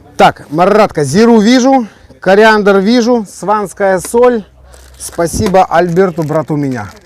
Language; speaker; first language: Russian; native; Russian